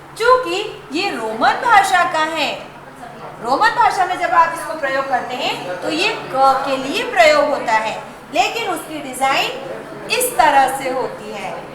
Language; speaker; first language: Hindi; native; Hindi